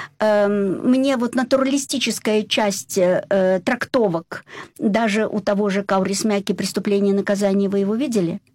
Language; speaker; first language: Russian; native; Russian